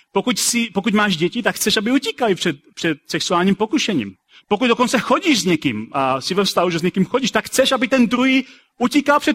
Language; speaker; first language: Czech; native; Czech